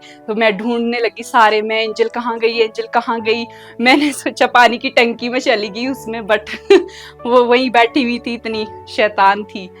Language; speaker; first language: Hindi; native; Hindi